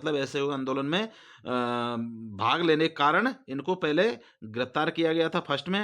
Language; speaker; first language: Hindi; native; Hindi